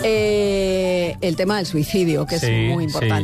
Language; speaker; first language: Spanish; native; Spanish